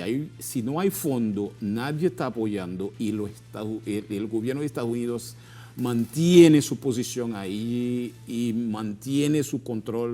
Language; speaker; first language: Spanish; non-native, fluent; Haitian Creole